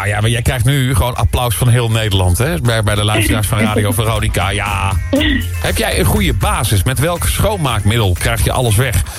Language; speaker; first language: Dutch; native; Dutch